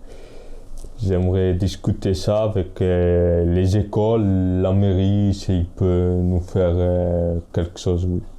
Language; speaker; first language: French; non-native, fluent; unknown